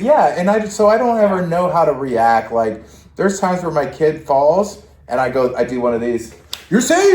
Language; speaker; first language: English; native; English